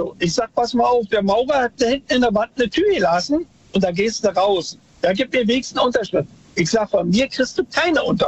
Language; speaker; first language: German; native; German